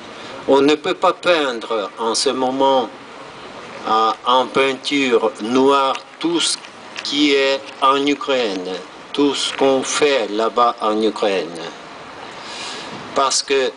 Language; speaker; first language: French; non-native, fluent; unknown